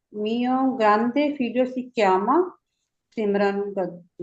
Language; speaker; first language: Italian; non-native, learner; Urdu